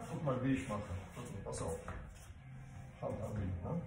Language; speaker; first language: German; non-native, fluent; Russian